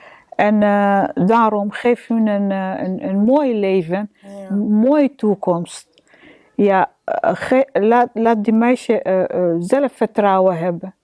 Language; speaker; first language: Dutch; non-native, learner; Arabic